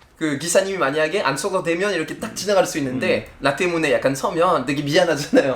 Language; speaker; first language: Korean; non-native, fluent; French